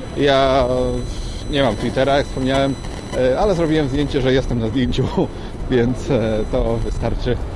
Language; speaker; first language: Polish; native; Polish